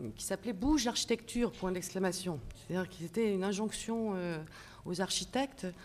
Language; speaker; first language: French; native; French